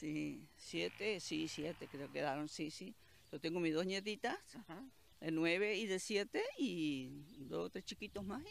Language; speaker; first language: Spanish; native; Spanish